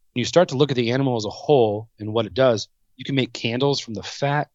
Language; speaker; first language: English; native; English